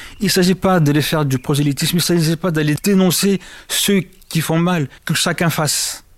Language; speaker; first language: French; early bilingual, other home language; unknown